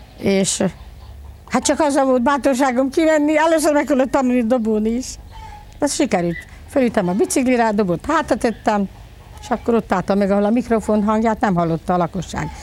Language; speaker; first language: Hungarian; native; Hungarian